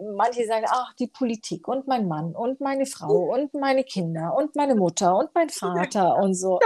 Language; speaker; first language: German; early bilingual, other home language; Romanian